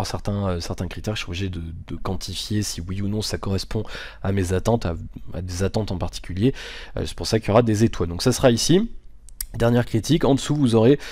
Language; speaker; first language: French; native; French